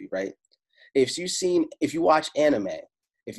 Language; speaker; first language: English; non-native, fluent; Italian